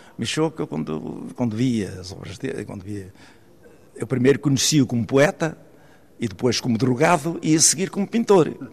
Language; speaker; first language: Portuguese; native; Portuguese